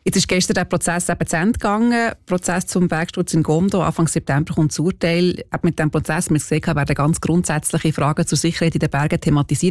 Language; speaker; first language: German; native; German